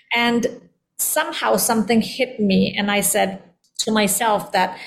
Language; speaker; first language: English; early bilingual, heritage; Indonesian